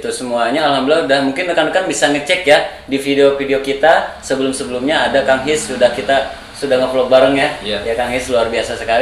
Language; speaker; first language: Indonesian; native; Indonesian